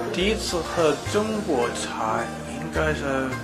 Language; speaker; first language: Chinese; non-native, fluent; English